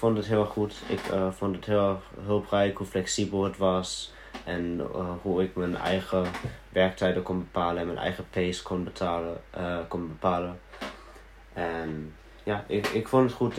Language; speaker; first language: Dutch; early bilingual, heritage; Dutch